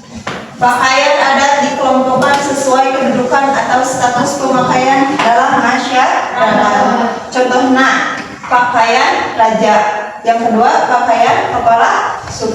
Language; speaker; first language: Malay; non-native, local second language; Sundanese